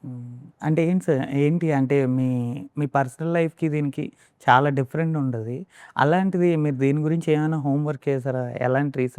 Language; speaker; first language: Telugu; native; Telugu